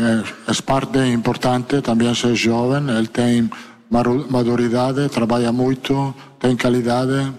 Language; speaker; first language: Portuguese; non-native, fluent; Italian